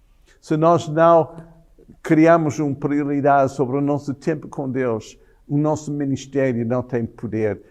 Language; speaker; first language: Portuguese; non-native, fluent; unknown